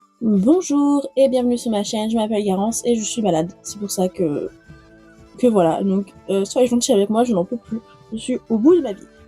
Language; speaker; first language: French; native; French